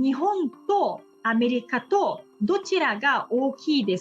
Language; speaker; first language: Japanese; non-native, fluent; Portuguese